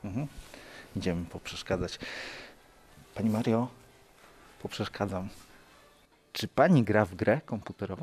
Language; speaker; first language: Polish; native; Polish